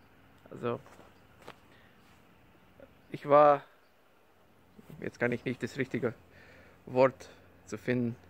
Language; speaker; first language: German; non-native, learner; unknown